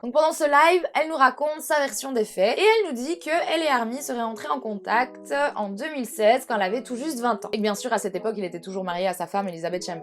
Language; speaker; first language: French; native; French